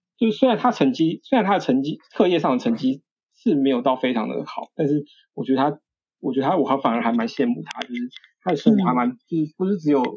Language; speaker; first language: Chinese; native; Chinese